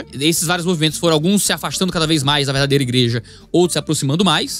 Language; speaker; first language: Portuguese; native; Portuguese